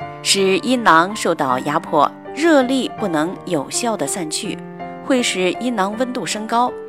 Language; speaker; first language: Chinese; native; Chinese